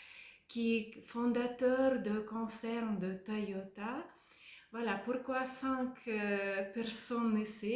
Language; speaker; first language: French; non-native, fluent; Russian